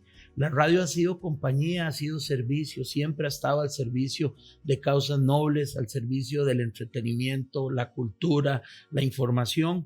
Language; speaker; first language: Spanish; native; Spanish